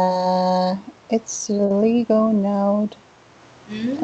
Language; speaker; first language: English; non-native, learner; Chinese